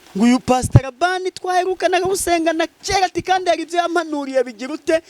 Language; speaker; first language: Kinyarwanda; native; Kinyarwanda